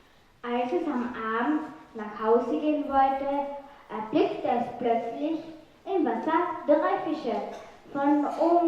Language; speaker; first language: German; native; German